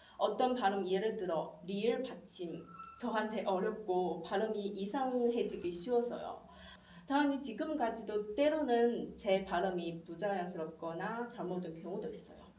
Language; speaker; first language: Korean; non-native, fluent; Chinese